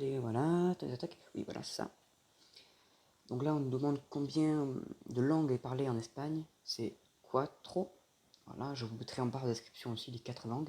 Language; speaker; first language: French; native; French